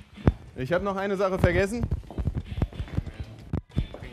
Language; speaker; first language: German; native; German